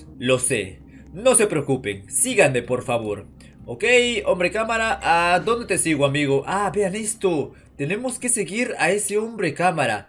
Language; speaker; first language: Spanish; native; Spanish